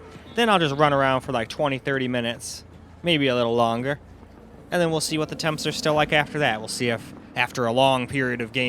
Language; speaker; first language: English; native; English